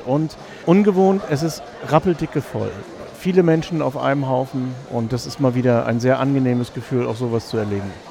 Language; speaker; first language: German; native; German